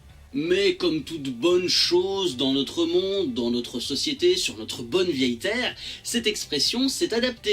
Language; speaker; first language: French; native; French